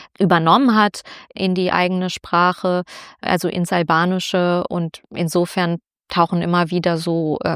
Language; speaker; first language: German; early bilingual, other home language; Albanian